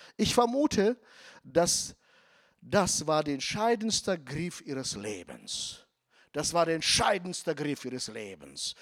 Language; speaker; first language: German; non-native, fluent; Russian